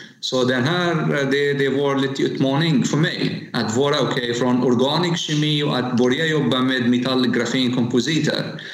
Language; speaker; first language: Swedish; non-native, learner; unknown